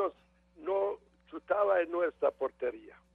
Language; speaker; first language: Spanish; non-native, learner; Serbian